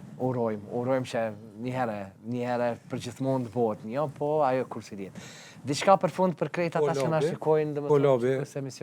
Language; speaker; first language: Albanian; native; Albanian